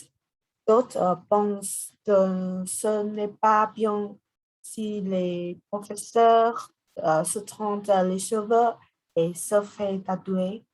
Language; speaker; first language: French; non-native, learner; Vietnamese